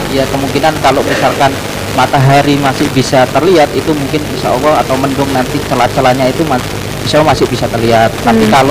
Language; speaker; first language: Indonesian; native; Indonesian